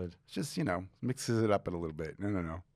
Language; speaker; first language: English; native; English